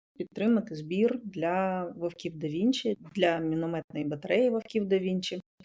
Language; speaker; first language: Ukrainian; native; Ukrainian